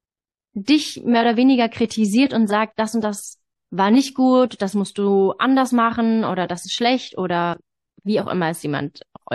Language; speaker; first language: German; native; German